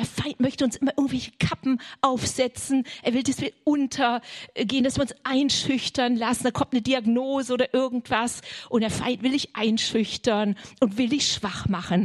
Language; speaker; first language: German; native; German